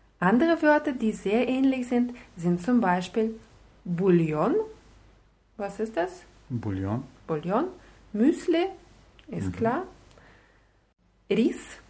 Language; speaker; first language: German; non-native, fluent; Russian